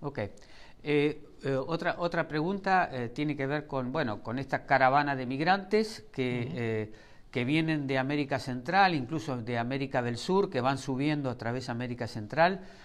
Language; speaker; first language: Spanish; native; Spanish